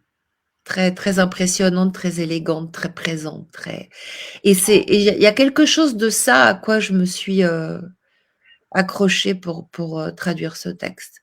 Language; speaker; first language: French; native; French